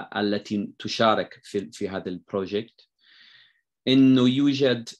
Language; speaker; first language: Arabic; non-native, fluent; English